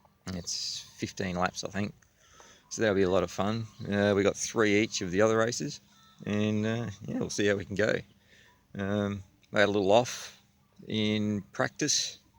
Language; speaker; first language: English; native; English